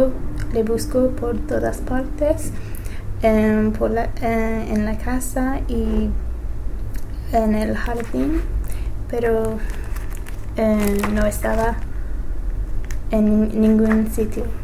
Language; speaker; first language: Spanish; non-native, learner; English